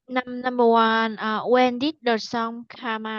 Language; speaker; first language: English; non-native, learner; Vietnamese